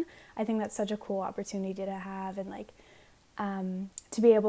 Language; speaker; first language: English; native; English